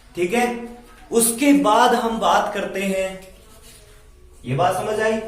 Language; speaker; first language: Hindi; native; Hindi